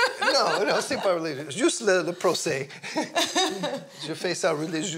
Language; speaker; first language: French; non-native, fluent; English